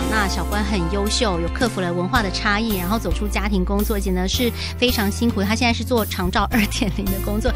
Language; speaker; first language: Chinese; native; Chinese